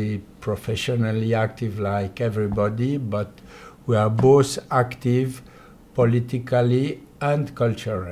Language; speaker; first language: English; non-native, fluent; Polish